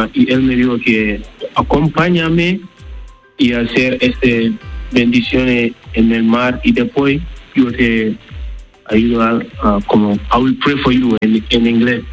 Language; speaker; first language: Spanish; non-native, learner; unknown